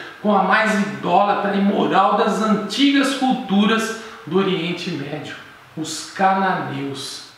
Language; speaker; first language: Portuguese; native; Portuguese